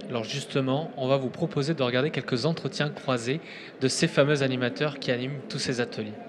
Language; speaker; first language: French; native; French